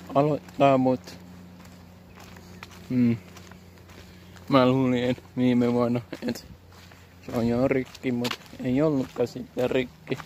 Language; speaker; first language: Finnish; native; Finnish